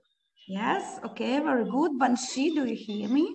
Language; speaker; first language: English; non-native, learner; Ukrainian